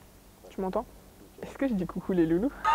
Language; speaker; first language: French; native; French